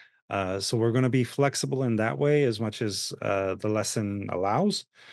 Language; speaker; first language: English; early bilingual, other home language; Spanish